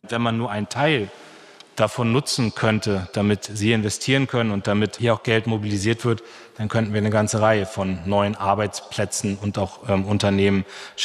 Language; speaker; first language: German; native; German